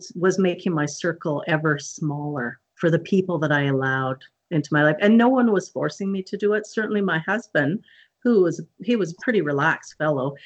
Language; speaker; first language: English; native; English